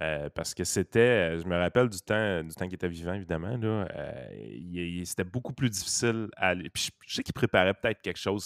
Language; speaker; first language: French; native; French